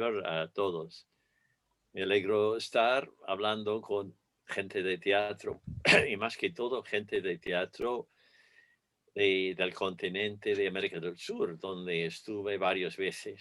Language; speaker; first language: Spanish; non-native, fluent; English